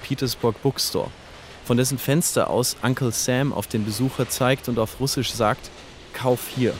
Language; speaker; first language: German; native; German